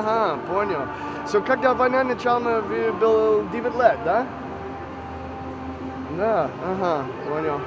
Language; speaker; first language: Russian; non-native, learner; English